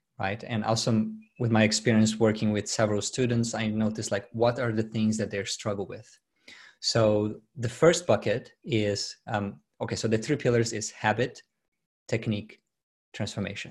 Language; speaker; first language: English; non-native, fluent; Portuguese